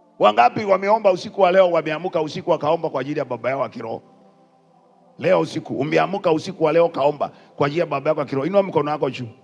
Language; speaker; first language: Swahili; non-native, local second language; Kikuyu